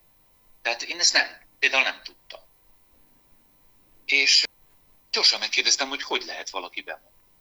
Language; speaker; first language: Hungarian; native; Hungarian